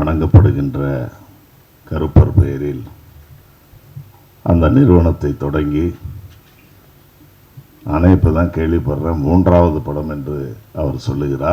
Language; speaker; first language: Tamil; native; Tamil